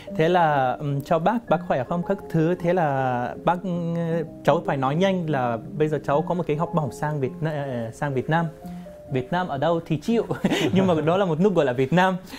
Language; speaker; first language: Vietnamese; non-native, fluent; Arabic